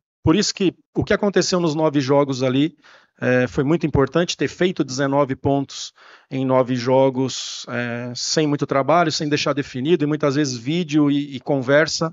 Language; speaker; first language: Portuguese; native; Portuguese